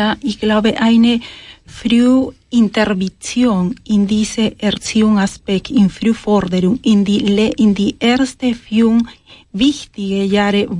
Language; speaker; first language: German; non-native, fluent; Spanish